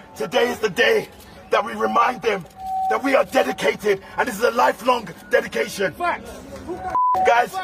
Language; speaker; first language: English; native; English